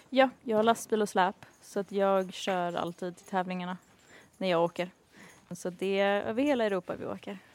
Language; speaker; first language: Swedish; native; Swedish